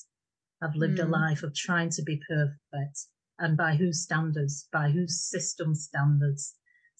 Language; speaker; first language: English; native; English